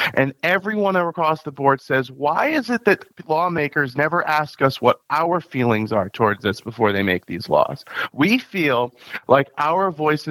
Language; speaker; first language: English; native; English